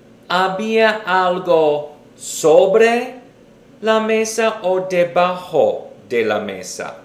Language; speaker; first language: Spanish; non-native, fluent; English